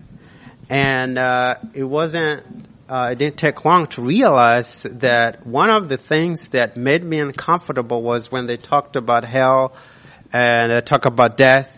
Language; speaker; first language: English; non-native, local second language; Nyanja